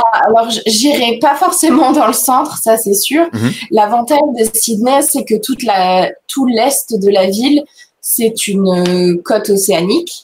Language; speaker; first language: French; native; French